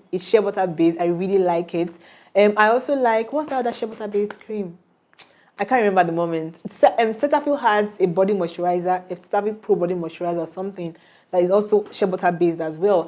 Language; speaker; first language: English; non-native, local second language; Igbo